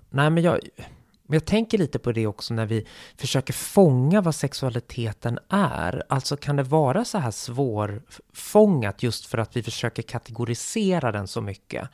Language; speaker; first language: Swedish; native; Swedish